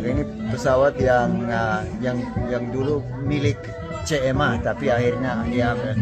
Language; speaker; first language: Indonesian; non-native, local second language; English